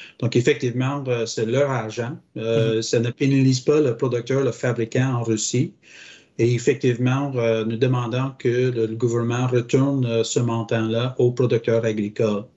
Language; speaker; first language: French; non-native, local second language; English